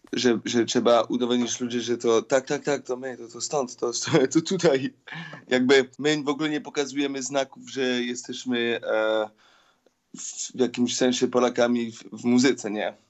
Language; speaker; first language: Polish; early bilingual, heritage; Polish